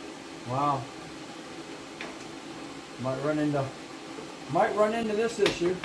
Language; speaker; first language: English; native; English